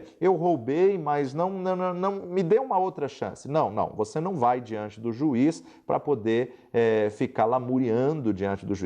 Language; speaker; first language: Portuguese; native; Portuguese